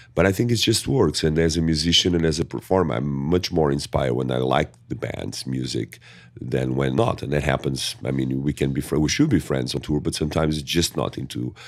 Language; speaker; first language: English; non-native, fluent; Portuguese